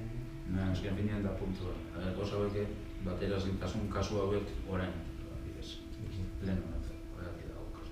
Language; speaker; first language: Basque; native; Basque